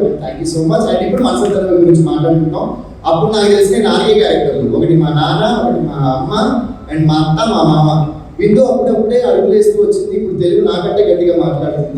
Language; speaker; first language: Telugu; native; Telugu